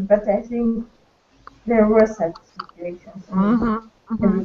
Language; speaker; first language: English; non-native, learner; Russian